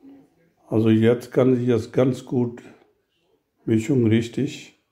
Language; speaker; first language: German; non-native, learner; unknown